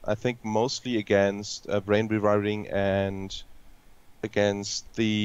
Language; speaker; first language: English; non-native, fluent; German